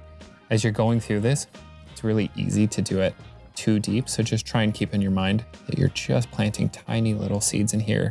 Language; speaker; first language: English; native; English